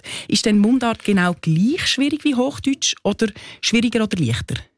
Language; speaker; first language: German; native; German